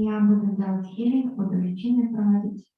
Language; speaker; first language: Russian; native; Russian